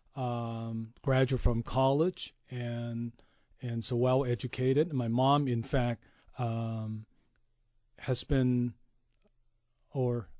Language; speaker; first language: English; non-native, fluent; Chinese